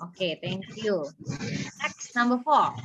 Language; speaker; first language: English; non-native, learner; Indonesian